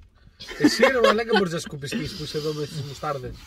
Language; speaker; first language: Greek; native; Greek